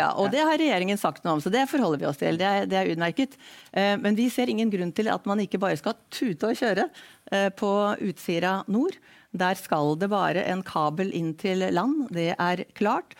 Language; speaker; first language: Norwegian; native; Norwegian